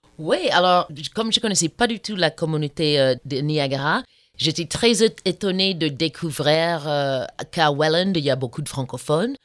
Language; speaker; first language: French; non-native, fluent; English